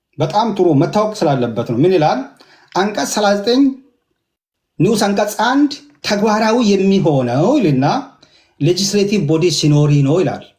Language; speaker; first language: Amharic; non-native, local second language; Hadiyya